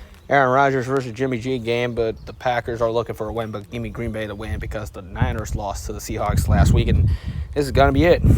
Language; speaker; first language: English; native; English